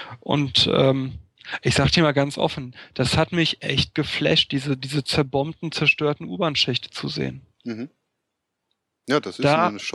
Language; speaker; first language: German; native; German